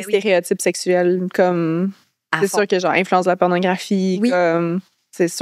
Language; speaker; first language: French; native; French